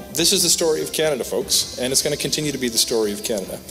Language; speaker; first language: English; native; English